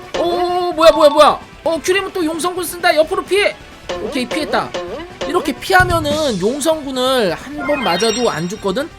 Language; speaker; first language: Korean; native; Korean